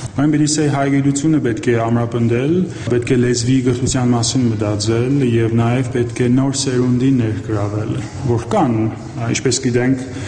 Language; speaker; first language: Armenian; early bilingual, heritage; Armenian